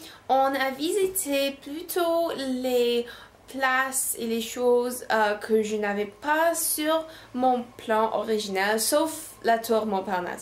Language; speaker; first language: French; non-native, learner; English